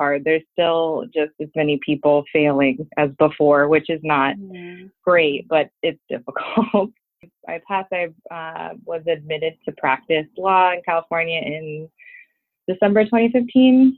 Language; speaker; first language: English; native; English